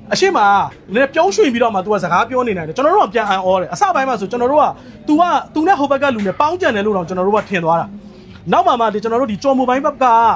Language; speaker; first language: Burmese; native; Burmese